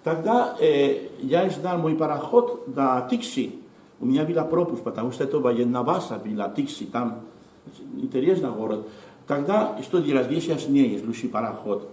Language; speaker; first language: Russian; non-native, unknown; Spanish